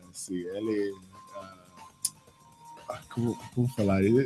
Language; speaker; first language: Portuguese; non-native, fluent; English